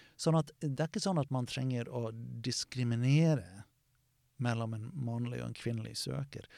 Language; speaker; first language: Norwegian; non-native, fluent; English